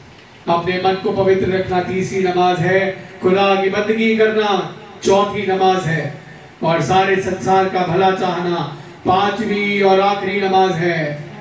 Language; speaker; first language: Hindi; native; Hindi